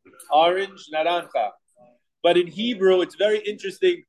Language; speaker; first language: English; native; English